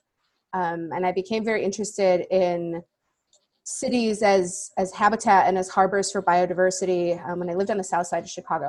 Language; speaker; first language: English; native; English